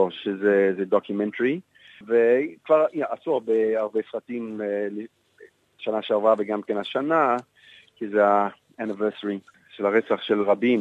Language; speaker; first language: Hebrew; non-native, fluent; English